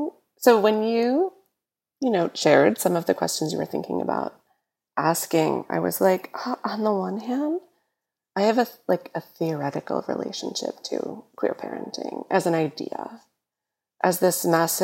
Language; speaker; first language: English; native; English